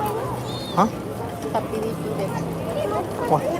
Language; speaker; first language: Spanish; early bilingual, heritage; Spanish